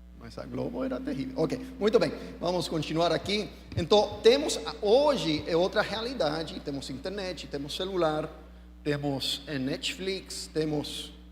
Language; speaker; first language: Portuguese; non-native, fluent; English